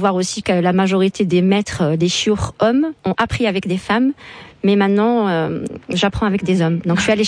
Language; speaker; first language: French; non-native, local second language; Arabic